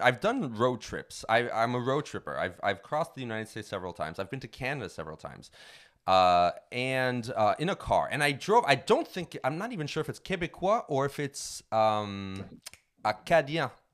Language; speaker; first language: English; native; English